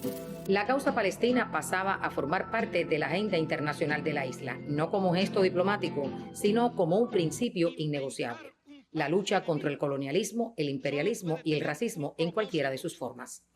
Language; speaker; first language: Spanish; native; Spanish